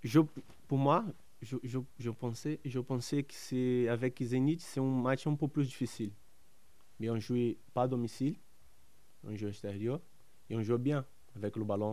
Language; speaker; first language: French; non-native, learner; Portuguese